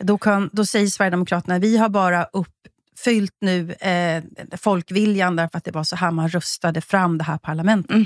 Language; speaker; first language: Swedish; native; Swedish